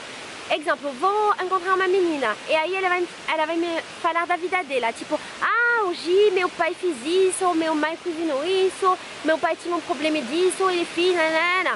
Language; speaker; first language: Portuguese; non-native, fluent; French